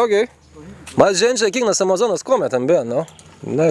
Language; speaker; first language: Portuguese; non-native, fluent; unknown